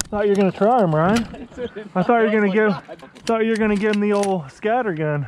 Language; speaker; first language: English; native; English